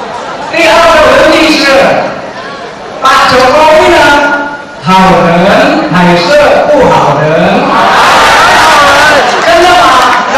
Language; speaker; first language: Chinese; non-native, local second language; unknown